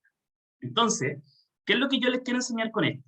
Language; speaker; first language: Spanish; native; Spanish